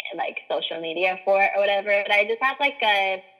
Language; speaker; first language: English; native; English